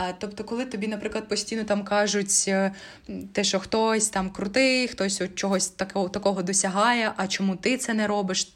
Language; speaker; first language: Ukrainian; native; Ukrainian